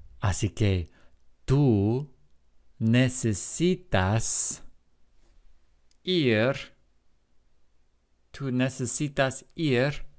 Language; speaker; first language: Spanish; non-native, fluent; English